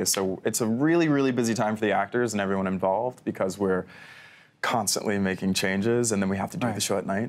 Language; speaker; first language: English; native; English